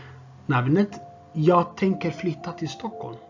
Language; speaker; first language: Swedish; non-native, fluent; Tigrinya